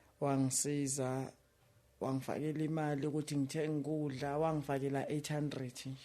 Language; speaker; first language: Zulu; native; Zulu